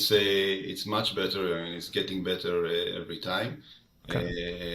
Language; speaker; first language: English; non-native, fluent; Hebrew